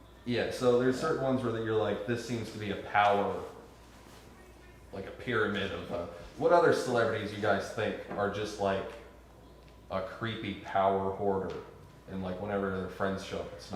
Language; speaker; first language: English; native; English